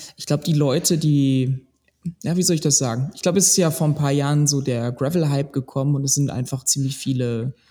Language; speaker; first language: German; native; German